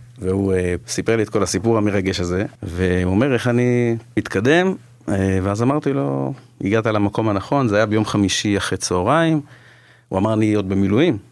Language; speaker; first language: Hebrew; native; Hebrew